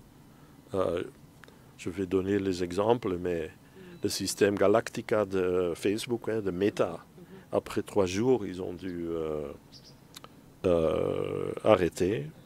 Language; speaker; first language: French; non-native, fluent; Dutch